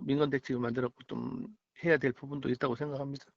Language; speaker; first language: Korean; native; Korean